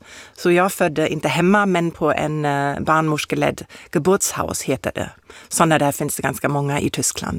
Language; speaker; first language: Swedish; non-native, fluent; German